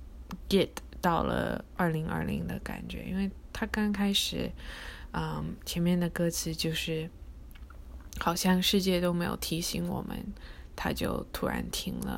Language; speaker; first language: Chinese; early bilingual, heritage; Chinese